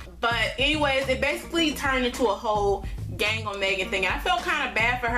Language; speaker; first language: English; native; English